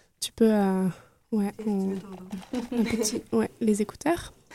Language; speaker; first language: French; native; French